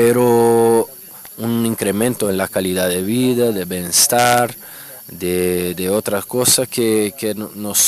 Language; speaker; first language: Spanish; non-native, fluent; Portuguese